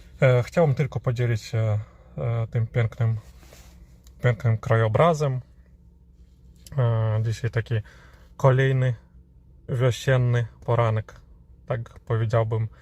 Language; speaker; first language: Polish; non-native, fluent; Ukrainian